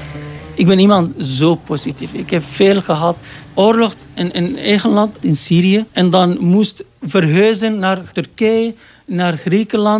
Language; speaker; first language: Dutch; non-native, learner; Arabic